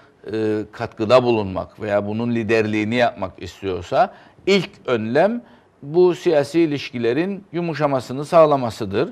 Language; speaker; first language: Turkish; native; Turkish